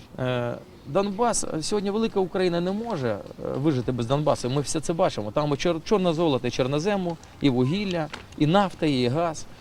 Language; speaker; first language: Ukrainian; non-native, local second language; Russian